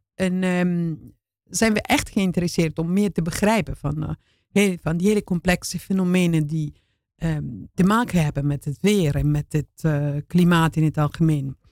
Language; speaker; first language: Dutch; non-native, fluent; Italian